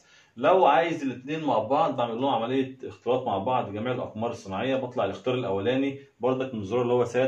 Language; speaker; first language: Arabic; native; Arabic